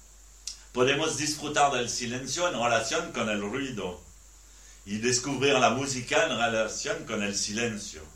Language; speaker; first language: Spanish; non-native, learner; French